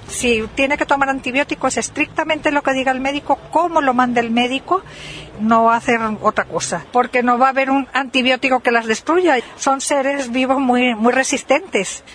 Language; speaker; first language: Spanish; native; Spanish